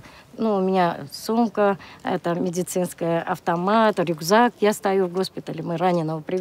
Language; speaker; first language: Russian; non-native, local second language; Armenian